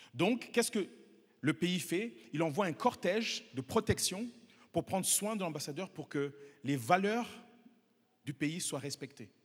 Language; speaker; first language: French; non-native, local second language; Kinyarwanda